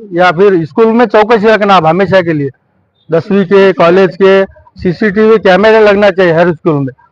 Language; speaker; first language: Hindi; non-native, local second language; Marathi